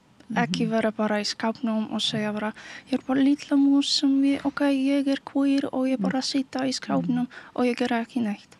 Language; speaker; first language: Icelandic; non-native, learner; Polish